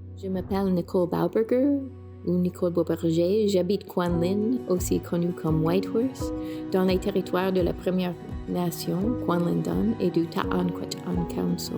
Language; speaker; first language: French; non-native, fluent; English